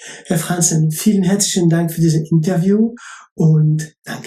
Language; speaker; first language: German; non-native, local second language; French